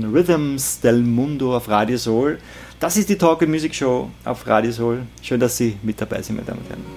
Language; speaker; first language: German; native; German